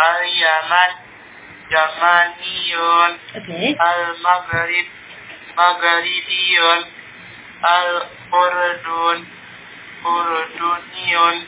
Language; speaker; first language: Arabic; non-native, learner; Indonesian